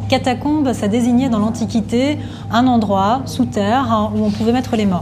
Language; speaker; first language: French; native; French